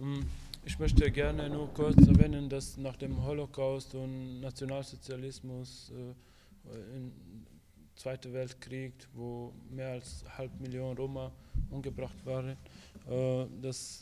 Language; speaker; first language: German; non-native, fluent; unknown